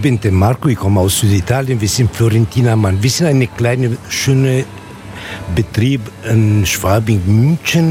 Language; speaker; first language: German; non-native, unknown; Italian